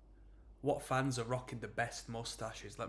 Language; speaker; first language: English; native; English